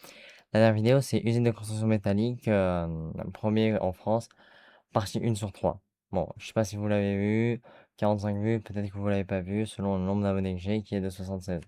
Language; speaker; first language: French; native; French